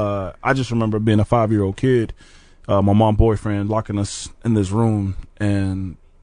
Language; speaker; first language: English; native; English